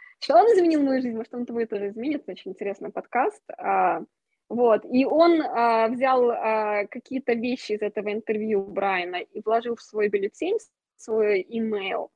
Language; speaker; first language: Russian; native; Russian